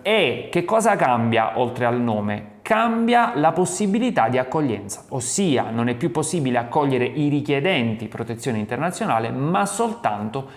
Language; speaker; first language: Italian; native; Italian